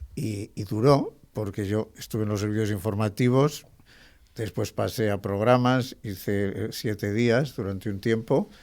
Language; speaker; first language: Spanish; native; Spanish